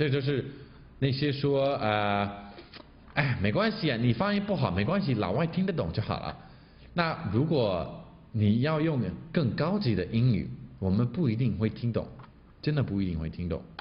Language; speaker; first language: Chinese; non-native, fluent; English